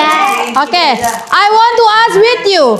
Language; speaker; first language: English; non-native, learner; Indonesian